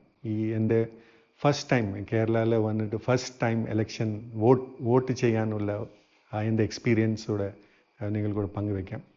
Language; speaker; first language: Malayalam; non-native, fluent; Hindi